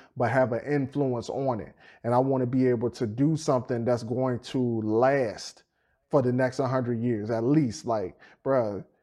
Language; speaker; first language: English; native; English